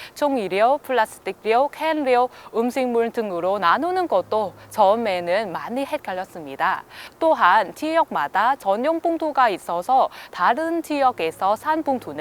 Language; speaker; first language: Korean; non-native, fluent; Vietnamese